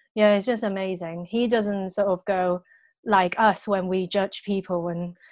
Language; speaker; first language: English; non-native, local second language; Cantonese